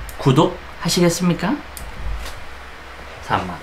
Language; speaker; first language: Korean; non-native, local second language; Indonesian